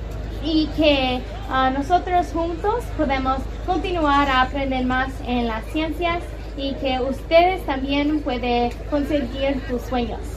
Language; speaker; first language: Spanish; non-native, learner; English